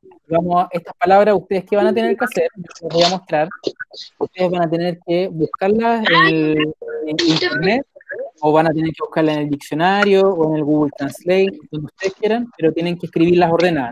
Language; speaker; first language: Spanish; native; Spanish